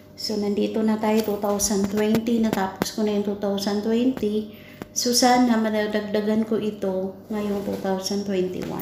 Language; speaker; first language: Filipino; non-native, local second language; Cebuano